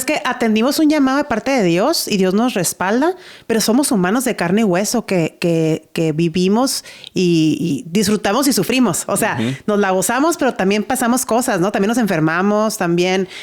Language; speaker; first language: Spanish; native; Spanish